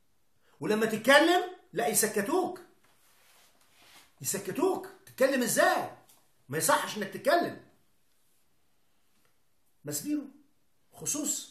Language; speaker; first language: Arabic; native; Arabic